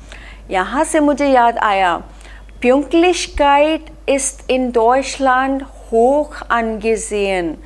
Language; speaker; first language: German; non-native, fluent; Hindi